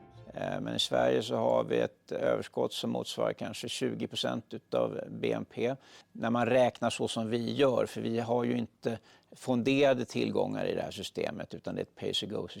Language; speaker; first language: Swedish; native; Swedish